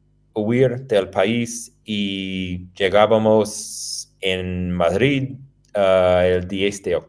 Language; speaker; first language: Spanish; non-native, fluent; English